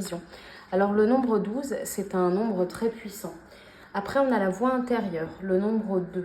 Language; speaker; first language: French; native; French